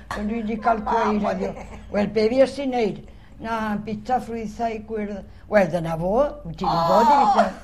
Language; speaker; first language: Welsh; early bilingual, heritage; Welsh